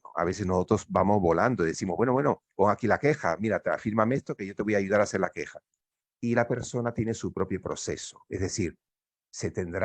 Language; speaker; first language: Spanish; native; Spanish